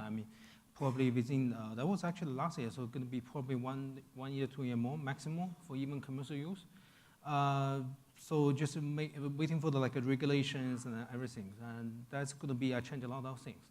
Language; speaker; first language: English; non-native, fluent; Chinese